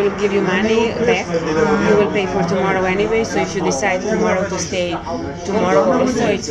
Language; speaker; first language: English; non-native, fluent; Serbian